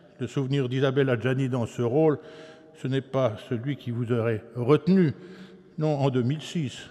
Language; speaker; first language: French; native; French